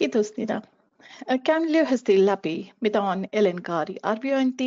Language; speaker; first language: Finnish; non-native, fluent; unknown